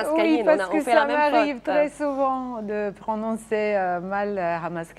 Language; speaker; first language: French; non-native, fluent; Serbian